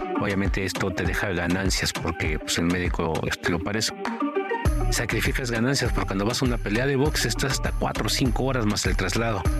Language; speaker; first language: Spanish; native; Spanish